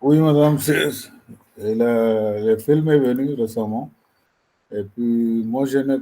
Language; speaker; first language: French; non-native, learner; Tamil